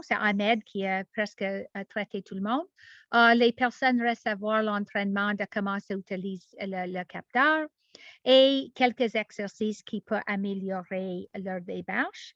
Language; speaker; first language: French; non-native, learner; English